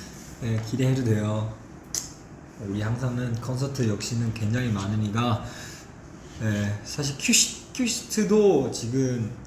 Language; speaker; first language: Korean; non-native, fluent; Chinese